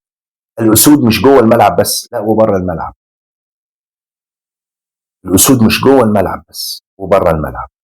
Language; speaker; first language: Arabic; native; Arabic